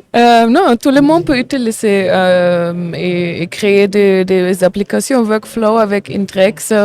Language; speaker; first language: French; non-native, fluent; German